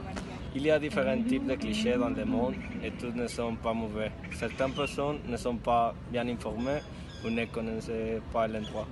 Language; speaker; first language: French; non-native, learner; Spanish